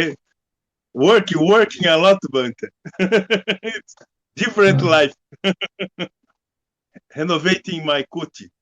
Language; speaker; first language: English; non-native, learner; Portuguese